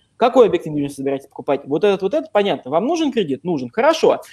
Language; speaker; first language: Russian; native; Russian